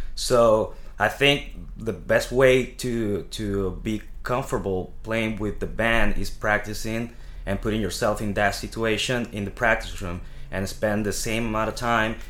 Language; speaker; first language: English; non-native, fluent; Spanish